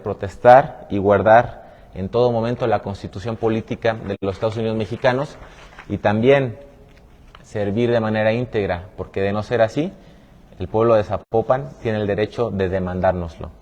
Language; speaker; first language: Spanish; native; Spanish